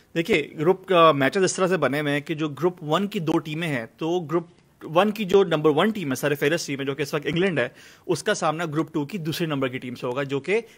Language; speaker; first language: Urdu; native; Urdu